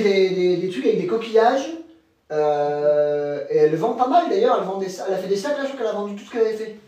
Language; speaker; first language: French; native; French